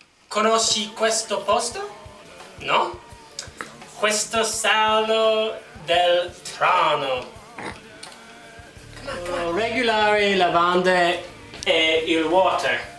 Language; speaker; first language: Italian; non-native, learner; English